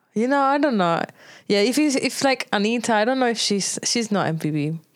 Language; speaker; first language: English; non-native, fluent; Spanish